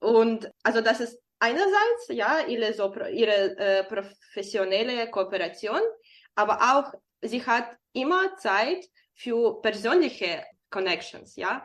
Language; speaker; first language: German; non-native, fluent; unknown